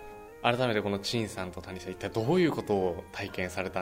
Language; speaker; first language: Japanese; native; Japanese